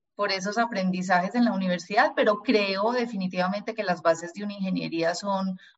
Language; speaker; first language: Spanish; early bilingual, other home language; German